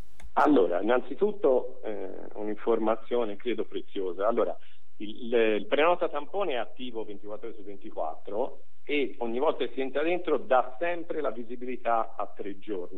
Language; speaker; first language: Italian; native; Italian